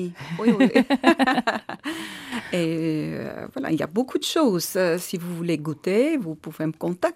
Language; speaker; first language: French; non-native, learner; Armenian